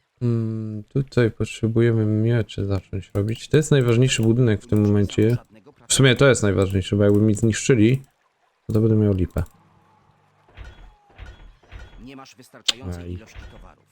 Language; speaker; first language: Polish; native; Polish